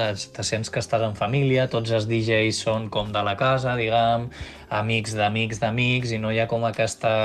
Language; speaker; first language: Catalan; native; Catalan